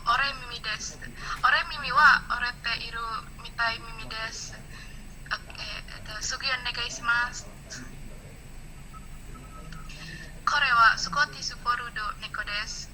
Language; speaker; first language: Japanese; non-native, learner; Indonesian